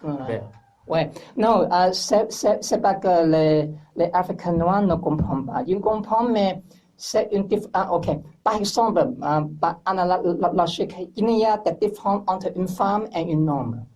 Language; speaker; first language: French; non-native, learner; English